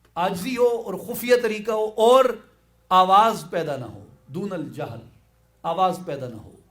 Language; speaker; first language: Urdu; non-native, local second language; Saraiki